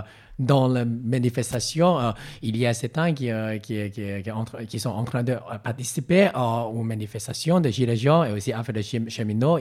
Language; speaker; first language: French; non-native, learner; Cantonese